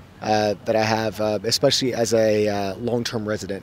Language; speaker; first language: English; native; English